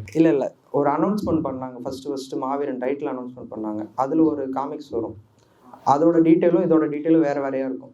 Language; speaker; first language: Tamil; native; Tamil